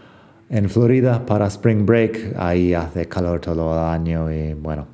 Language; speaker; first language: Spanish; non-native, fluent; English